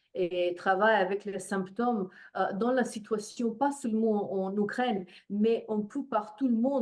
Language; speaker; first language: French; non-native, fluent; Slovenian